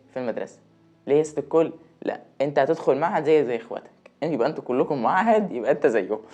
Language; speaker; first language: Egyptian Arabic; native; Egyptian Arabic